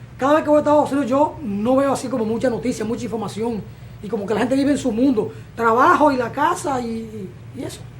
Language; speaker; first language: Spanish; native; Spanish